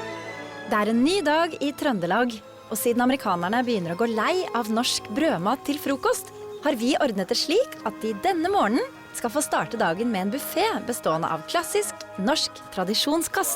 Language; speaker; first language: Norwegian; native; Norwegian